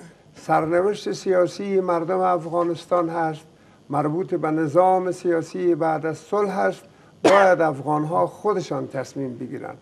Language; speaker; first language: Persian; native; Persian